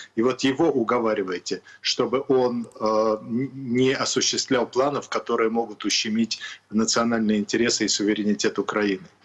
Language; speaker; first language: Russian; native; Russian